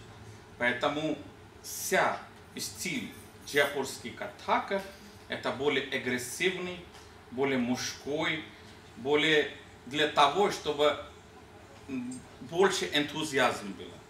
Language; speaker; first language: Russian; non-native, learner; Hindi